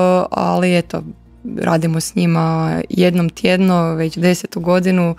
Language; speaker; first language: Croatian; native; Croatian